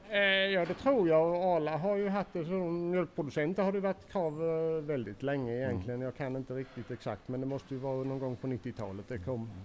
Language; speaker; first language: Swedish; native; Swedish